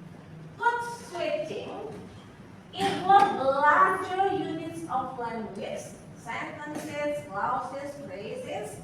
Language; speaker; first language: English; non-native, fluent; Indonesian